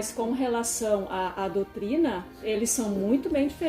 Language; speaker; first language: Portuguese; native; Portuguese